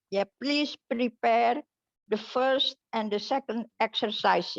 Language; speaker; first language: English; non-native, fluent; Indonesian